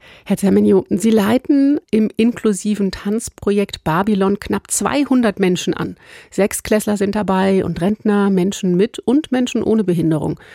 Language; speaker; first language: German; native; German